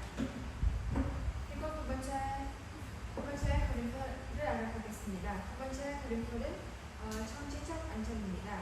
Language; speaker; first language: Korean; non-native, fluent; Khmer